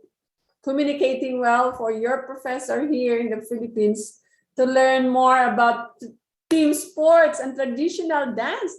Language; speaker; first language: English; non-native, local second language; Filipino